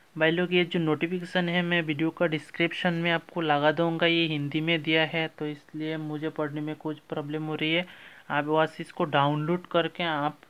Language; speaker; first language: Hindi; non-native, local second language; Bangla